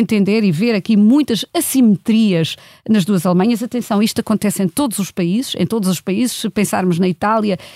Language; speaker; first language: Portuguese; non-native, fluent; German